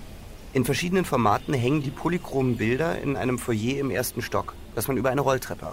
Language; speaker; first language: German; native; German